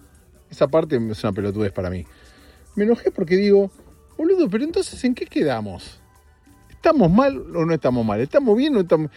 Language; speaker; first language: Spanish; native; Spanish